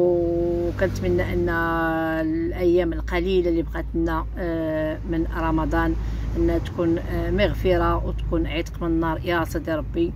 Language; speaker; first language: Arabic; native; Arabic